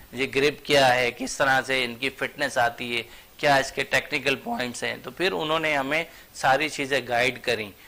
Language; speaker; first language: Urdu; native; Urdu